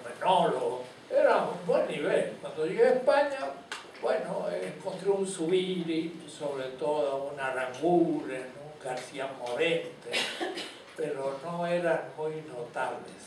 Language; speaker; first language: Spanish; native; Spanish